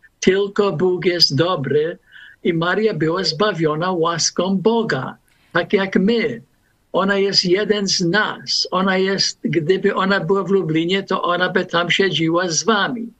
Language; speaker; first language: Polish; non-native, fluent; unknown